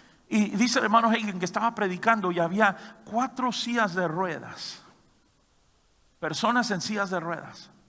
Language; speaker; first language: Spanish; native; Spanish